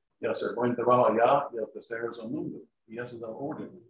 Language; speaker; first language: Spanish; non-native, learner; English